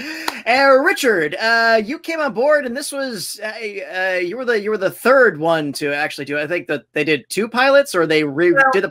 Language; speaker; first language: English; native; English